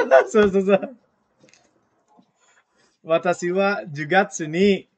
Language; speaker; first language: Japanese; non-native, fluent; Indonesian